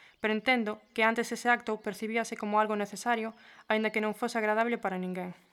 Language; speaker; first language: Galician; early bilingual, heritage; Galician